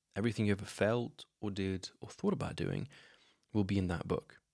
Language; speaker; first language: English; non-native, fluent; Slovenian